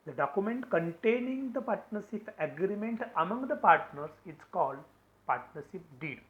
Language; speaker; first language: English; non-native, local second language; Marathi